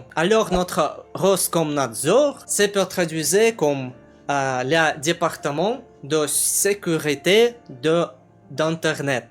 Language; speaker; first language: French; non-native, learner; Russian